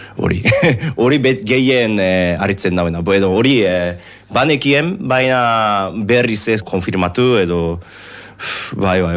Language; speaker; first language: Basque; non-native, fluent; Japanese